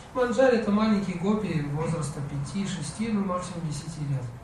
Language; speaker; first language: Russian; native; Russian